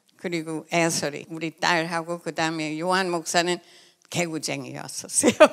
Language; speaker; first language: Korean; non-native, fluent; English